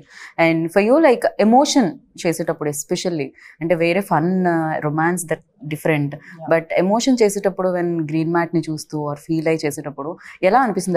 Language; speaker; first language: Telugu; native; Telugu